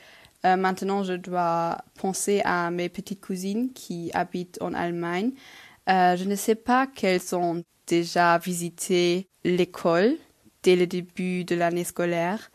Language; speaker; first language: French; non-native, local second language; Luxembourgish